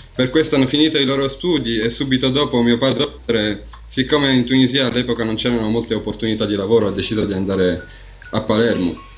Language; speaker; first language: Italian; early bilingual, other home language; Arabic